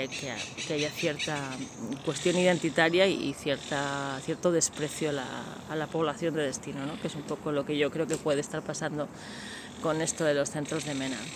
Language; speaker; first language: Spanish; native; Spanish